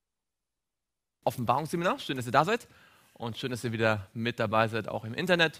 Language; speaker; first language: German; native; German